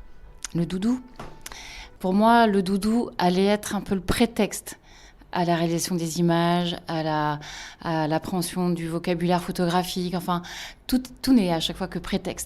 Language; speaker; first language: French; native; French